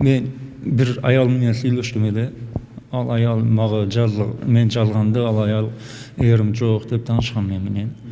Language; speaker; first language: Kyrgyz; non-native, local second language; Uzbek